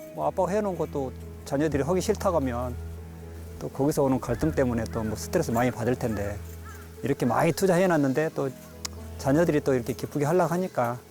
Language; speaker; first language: Korean; native; Korean